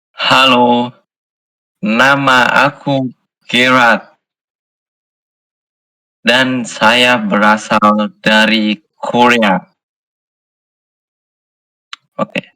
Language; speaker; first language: Indonesian; non-native, learner; Korean